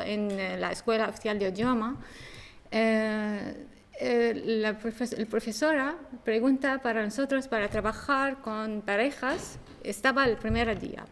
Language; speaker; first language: Spanish; non-native, learner; Arabic